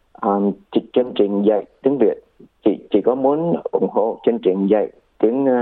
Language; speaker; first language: Vietnamese; early bilingual, heritage; Vietnamese